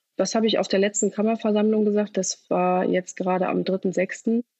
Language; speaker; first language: German; native; German